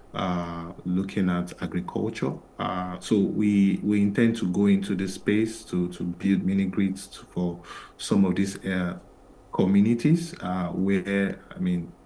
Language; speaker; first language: English; non-native, local second language; Yoruba